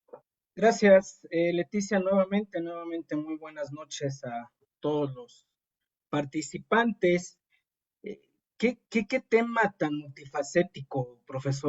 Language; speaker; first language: Spanish; native; Spanish